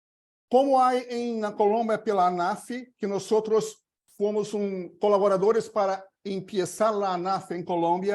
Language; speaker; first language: Spanish; non-native, learner; Portuguese